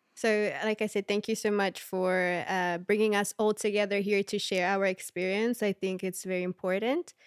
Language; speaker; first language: English; early bilingual, other home language; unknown